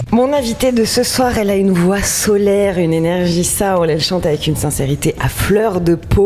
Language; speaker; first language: French; native; French